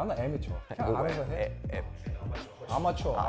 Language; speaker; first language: Korean; early bilingual, other home language; English